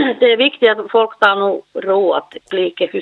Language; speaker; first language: Swedish; non-native, learner; Finnish